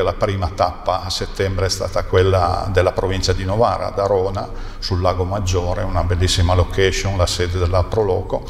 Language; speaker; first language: Italian; native; Italian